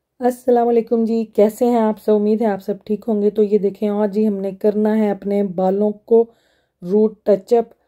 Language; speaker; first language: Urdu; non-native, local second language; Punjabi